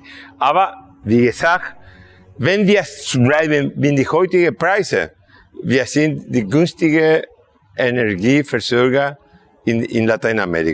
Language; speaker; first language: German; non-native, fluent; Spanish